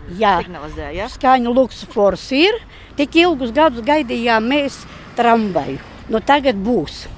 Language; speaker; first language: Latvian; non-native, local second language; Russian